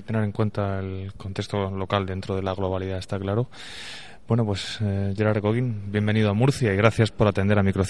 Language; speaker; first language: Spanish; native; Spanish